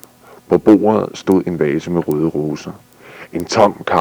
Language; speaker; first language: Danish; native; Danish